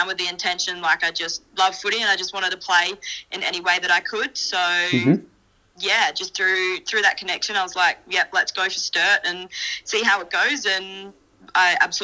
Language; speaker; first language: English; native; English